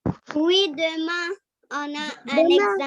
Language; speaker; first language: French; non-native, learner; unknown